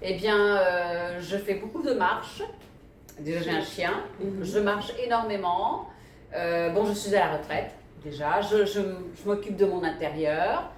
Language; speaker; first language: French; early bilingual, other home language; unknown